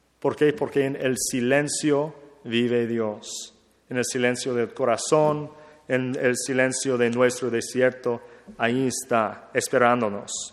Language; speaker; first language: Spanish; non-native, learner; English